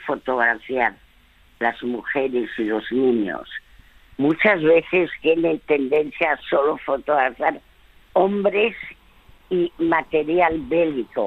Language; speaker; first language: Spanish; early bilingual, other home language; French